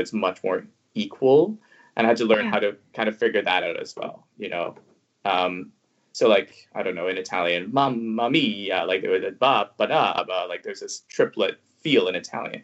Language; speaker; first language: English; non-native, fluent; Cantonese